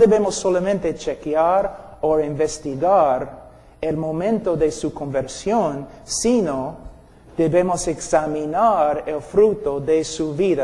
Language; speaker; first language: Spanish; non-native, fluent; English